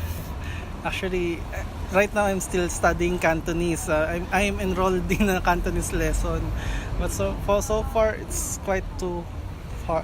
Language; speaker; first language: English; non-native, learner; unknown